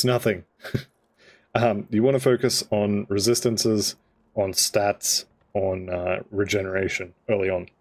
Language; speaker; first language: English; native; English